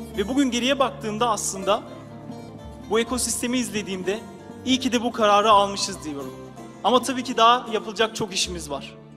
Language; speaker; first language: Turkish; early bilingual, heritage; Turkish